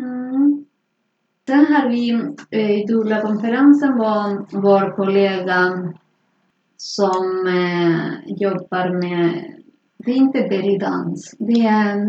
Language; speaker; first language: Swedish; non-native, fluent; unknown